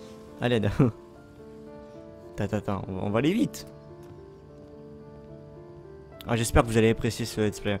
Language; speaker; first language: French; native; French